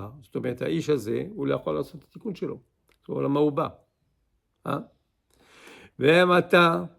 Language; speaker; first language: Hebrew; non-native, fluent; English